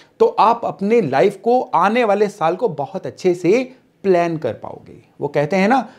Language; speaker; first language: Hindi; native; Hindi